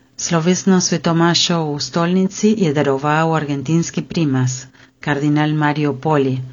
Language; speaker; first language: Slovenian; early bilingual, heritage; Slovenian